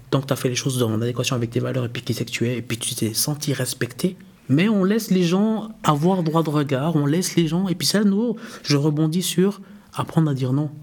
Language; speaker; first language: French; early bilingual, other home language; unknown